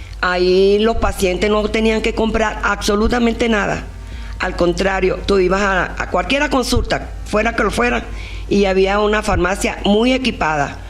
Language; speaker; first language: Spanish; native; Spanish